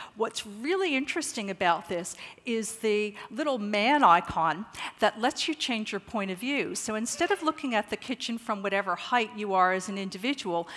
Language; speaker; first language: English; native; English